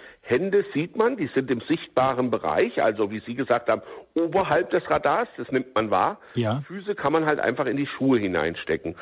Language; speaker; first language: German; native; German